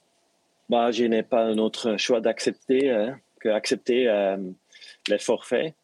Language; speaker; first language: French; non-native, local second language; Dutch